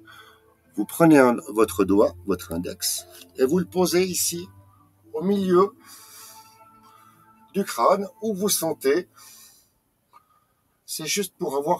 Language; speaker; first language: French; native; French